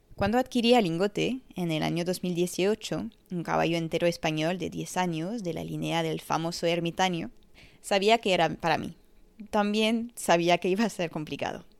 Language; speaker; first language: Spanish; non-native, fluent; French